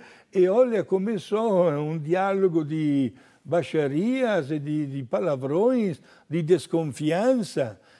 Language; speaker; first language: Portuguese; non-native, fluent; Italian